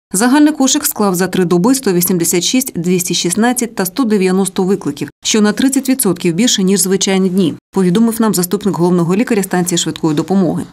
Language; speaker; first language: Ukrainian; native; Ukrainian